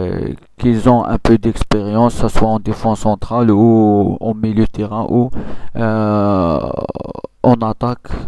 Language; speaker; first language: French; non-native, local second language; Arabic